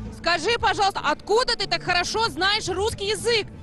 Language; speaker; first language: Russian; native; Russian